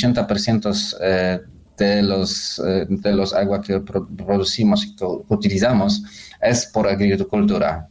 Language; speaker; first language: Spanish; non-native, learner; Polish